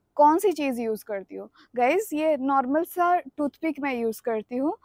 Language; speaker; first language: Hindi; non-native, local second language; Odia